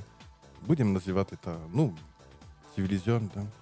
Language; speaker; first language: Russian; non-native, learner; French